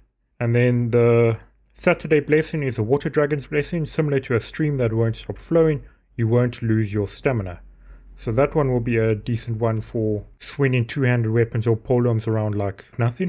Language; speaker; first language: English; native; English